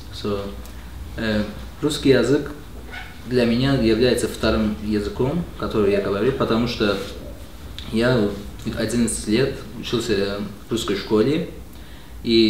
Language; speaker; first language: Russian; non-native, local second language; Azerbaijani